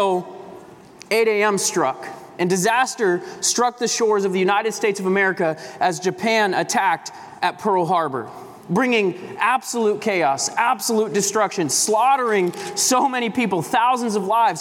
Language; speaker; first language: English; native; English